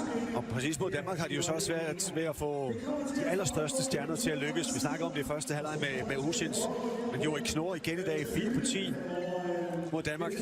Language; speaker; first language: Danish; native; Danish